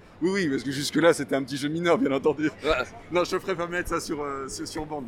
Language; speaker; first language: French; native; French